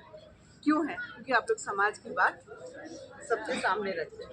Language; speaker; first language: Hindi; native; Hindi